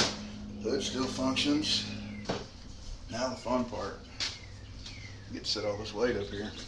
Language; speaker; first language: English; native; English